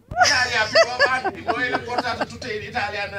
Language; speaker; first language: Italian; non-native, learner; Wolof